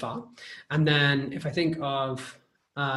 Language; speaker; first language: English; native; English